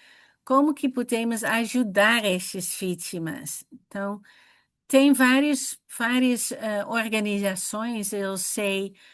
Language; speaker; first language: Portuguese; non-native, fluent; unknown